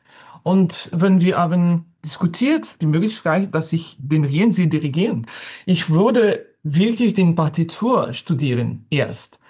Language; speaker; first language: German; non-native, learner; French